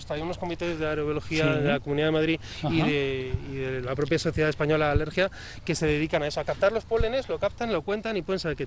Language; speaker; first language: Spanish; native; Spanish